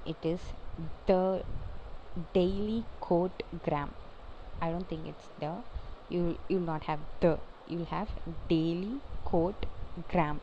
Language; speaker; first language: English; non-native, local second language; Tamil